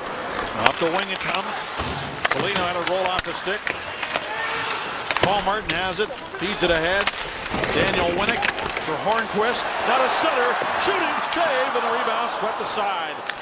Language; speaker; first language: English; native; English